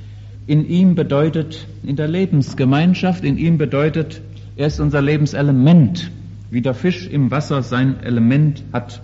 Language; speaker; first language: German; native; German